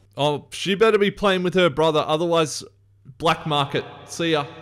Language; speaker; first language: English; native; English